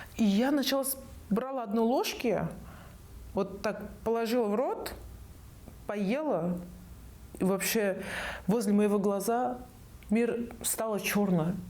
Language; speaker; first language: Russian; non-native, fluent; Persian